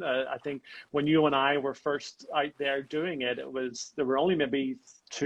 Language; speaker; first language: English; native; English